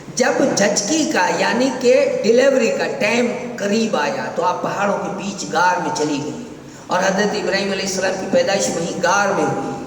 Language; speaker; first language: Urdu; non-native, local second language; Gujarati